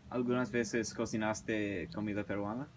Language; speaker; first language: Spanish; early bilingual, heritage; English